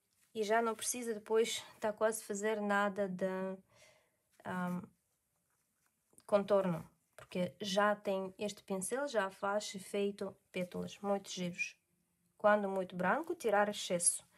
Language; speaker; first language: Portuguese; non-native, learner; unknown